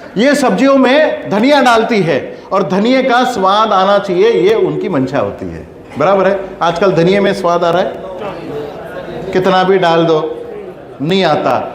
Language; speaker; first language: Hindi; non-native, local second language; Kannada